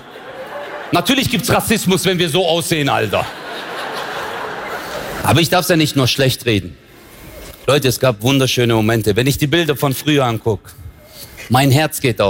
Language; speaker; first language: German; early bilingual, other home language; Turkish